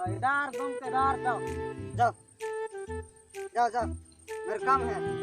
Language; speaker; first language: Hindi; non-native, local second language; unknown